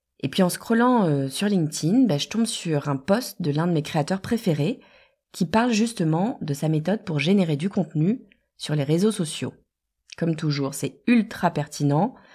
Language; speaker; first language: French; native; French